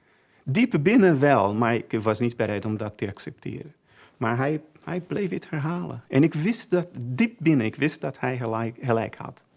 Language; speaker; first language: Dutch; non-native, fluent; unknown